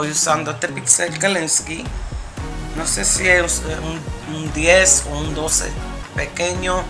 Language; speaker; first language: Spanish; early bilingual, heritage; Spanish